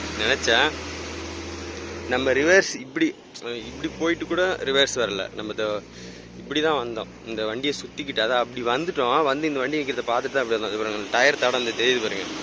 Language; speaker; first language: Tamil; native; Tamil